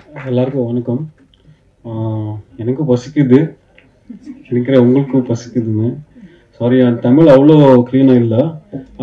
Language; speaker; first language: Tamil; non-native, learner; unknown